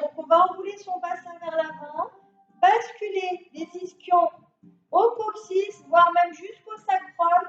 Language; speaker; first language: French; native; French